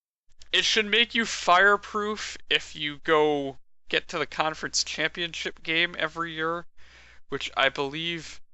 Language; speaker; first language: English; native; English